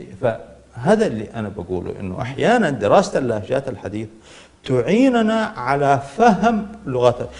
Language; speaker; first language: Arabic; native; Arabic